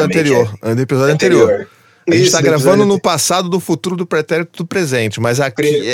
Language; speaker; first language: Portuguese; native; Portuguese